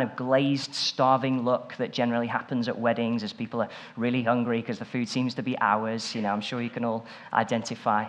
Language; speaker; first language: English; native; English